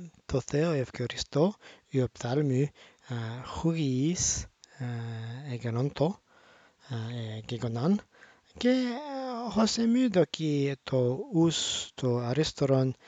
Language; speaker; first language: Greek; non-native, learner; English